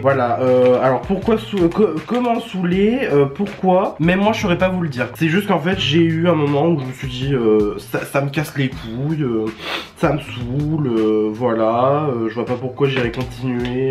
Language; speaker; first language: French; native; French